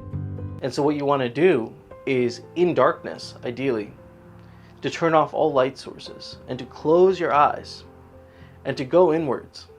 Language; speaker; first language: English; native; English